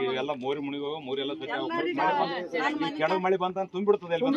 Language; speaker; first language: Kannada; native; Kannada